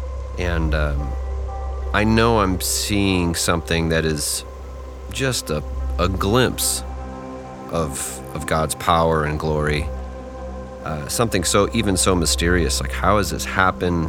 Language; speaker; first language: English; native; English